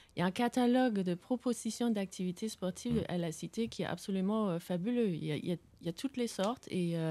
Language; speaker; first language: French; non-native, fluent; Danish